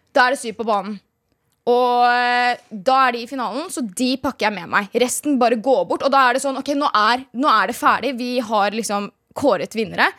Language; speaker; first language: Norwegian; native; Norwegian